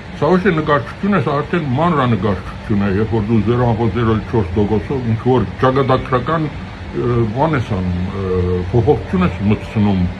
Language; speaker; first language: Armenian; early bilingual, heritage; Armenian